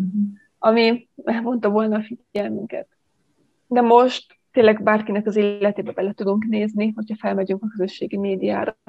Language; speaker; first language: Hungarian; native; Hungarian